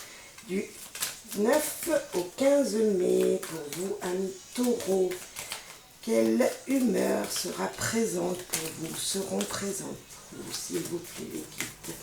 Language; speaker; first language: French; native; French